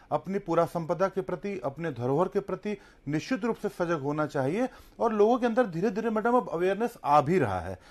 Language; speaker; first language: Hindi; native; Hindi